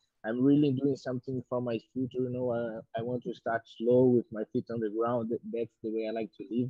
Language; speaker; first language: English; non-native, fluent; Portuguese